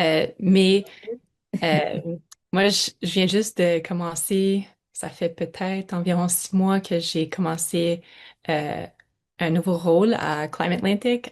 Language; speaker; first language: French; non-native, local second language; English